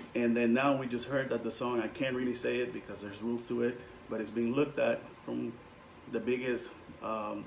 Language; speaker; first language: English; non-native, local second language; Spanish